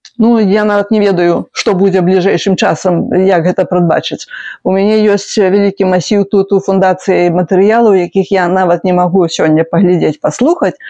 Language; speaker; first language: Belarusian; native; Belarusian